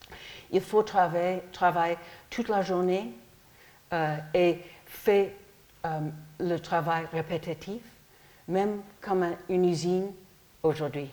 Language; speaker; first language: French; non-native, learner; English